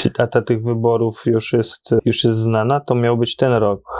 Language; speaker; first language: Polish; native; Polish